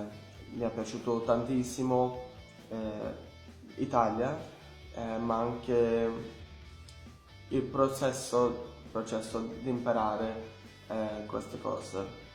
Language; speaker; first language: Italian; non-native, learner; Portuguese